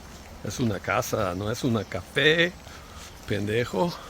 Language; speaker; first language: Spanish; non-native, learner; English